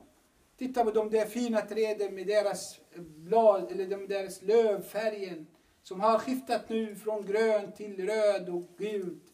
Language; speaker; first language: Swedish; non-native, fluent; Arabic